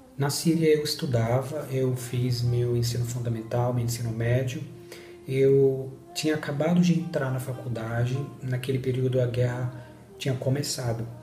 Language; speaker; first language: Portuguese; non-native, fluent; Arabic